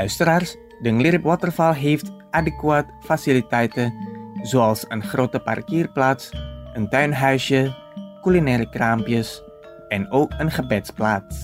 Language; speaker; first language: Dutch; non-native, fluent; Indonesian